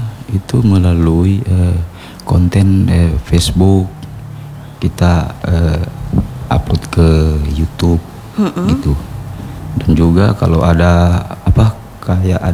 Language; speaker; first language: Indonesian; non-native, local second language; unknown